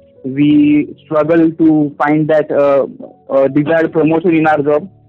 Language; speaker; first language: English; non-native, local second language; Marathi